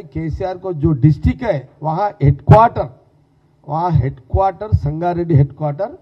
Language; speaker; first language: Hindi; non-native, local second language; Telugu